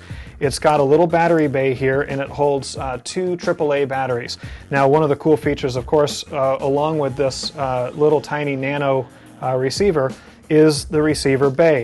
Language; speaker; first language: English; native; English